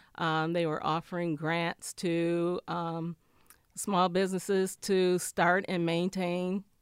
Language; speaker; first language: English; native; English